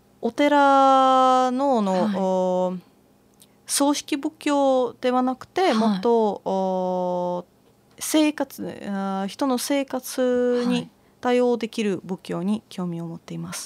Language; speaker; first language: Japanese; non-native, fluent; Latvian